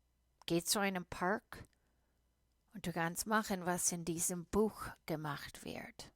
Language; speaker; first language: German; non-native, fluent; English